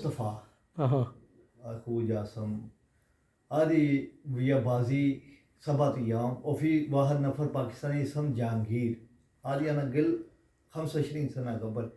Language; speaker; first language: Arabic; non-native, learner; Urdu